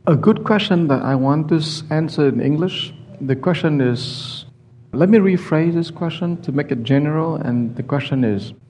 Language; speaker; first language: English; non-native, fluent; Vietnamese